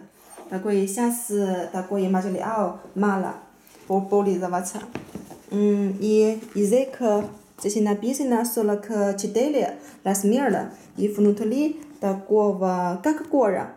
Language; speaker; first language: Russian; non-native, learner; Chinese